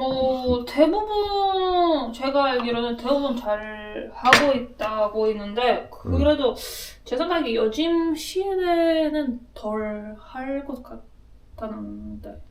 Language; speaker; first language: Korean; non-native, learner; Russian